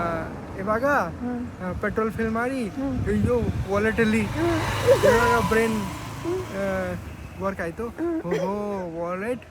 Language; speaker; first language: Kannada; non-native, learner; Hindi